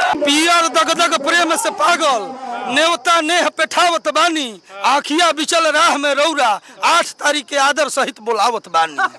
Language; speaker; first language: Hindi; native; Hindi